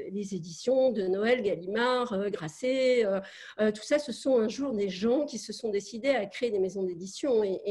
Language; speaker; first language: French; native; French